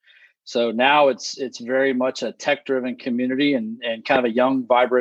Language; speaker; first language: English; native; English